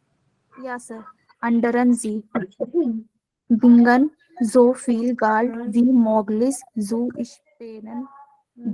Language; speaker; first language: German; non-native, learner; Hindi